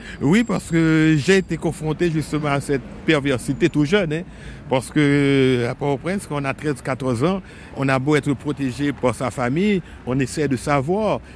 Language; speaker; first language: French; non-native, local second language; Haitian Creole